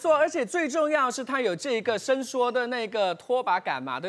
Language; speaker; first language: Chinese; native; Chinese